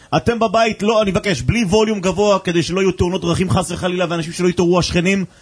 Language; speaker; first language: Hebrew; native; Hebrew